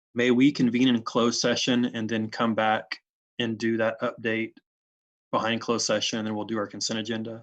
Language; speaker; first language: English; native; English